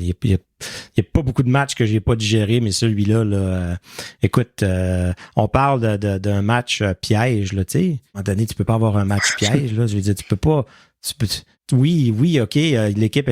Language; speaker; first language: French; native; French